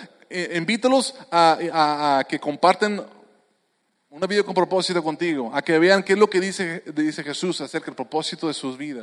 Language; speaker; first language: Spanish; native; Spanish